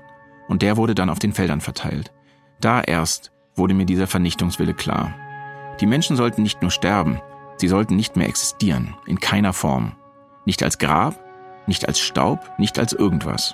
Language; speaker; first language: German; native; German